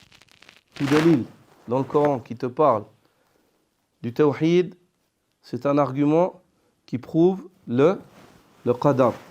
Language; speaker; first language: French; native; French